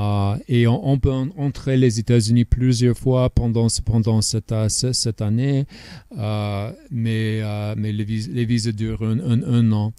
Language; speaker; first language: French; non-native, fluent; English